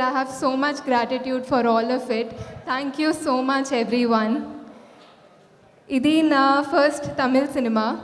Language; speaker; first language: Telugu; non-native, fluent; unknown